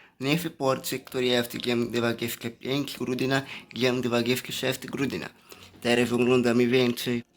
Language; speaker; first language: Polish; non-native, learner; Portuguese